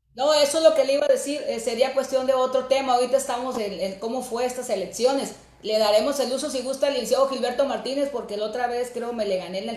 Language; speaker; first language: Spanish; native; Spanish